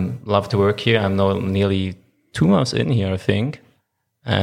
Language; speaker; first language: English; non-native, fluent; German